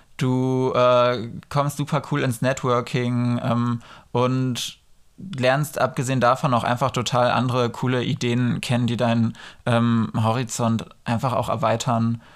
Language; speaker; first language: German; early bilingual, other home language; Polish